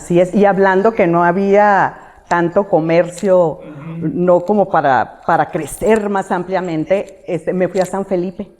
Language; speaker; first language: Spanish; native; Spanish